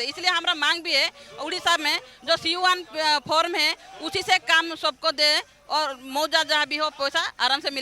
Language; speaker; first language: Hindi; non-native, local second language; Odia